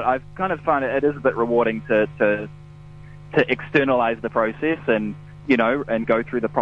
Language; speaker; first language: English; native; English